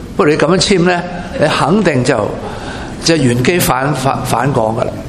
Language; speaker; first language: Chinese; non-native, local second language; Cantonese